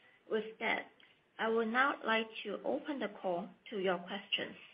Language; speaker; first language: English; non-native, fluent; Chinese